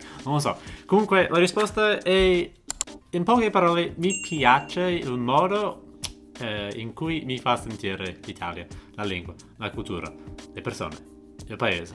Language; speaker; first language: Italian; non-native, fluent; English